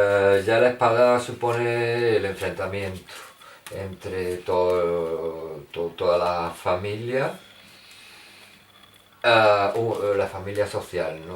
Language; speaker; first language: Spanish; early bilingual, heritage; Spanish